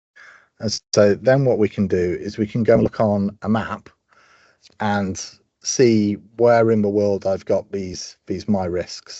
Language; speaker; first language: English; native; English